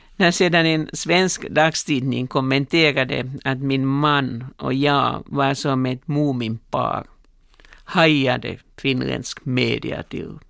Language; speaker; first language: Swedish; non-native, local second language; Finnish